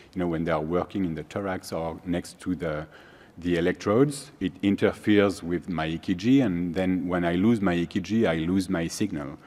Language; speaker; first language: English; non-native, fluent; French